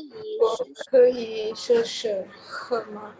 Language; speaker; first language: Chinese; non-native, learner; Indonesian